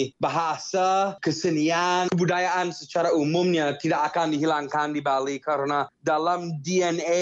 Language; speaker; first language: Indonesian; non-native, fluent; English